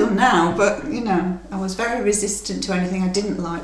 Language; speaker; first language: English; native; English